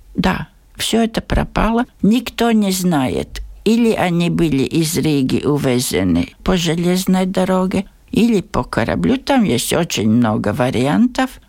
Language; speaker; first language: Russian; native; Russian